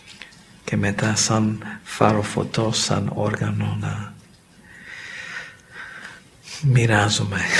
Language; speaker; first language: Greek; non-native, learner; English